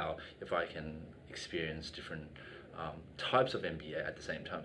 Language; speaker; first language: English; native; English